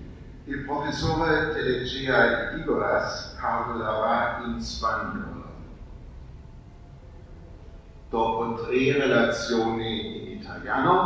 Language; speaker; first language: Italian; non-native, fluent; German